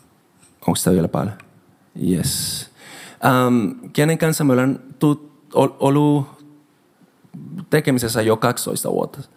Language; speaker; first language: Finnish; non-native, fluent; Spanish